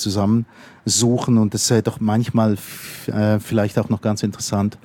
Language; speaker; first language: German; native; German